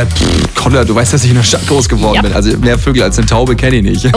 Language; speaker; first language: German; native; German